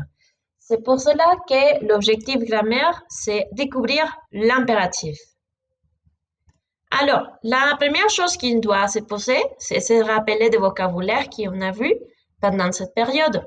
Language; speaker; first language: French; non-native, fluent; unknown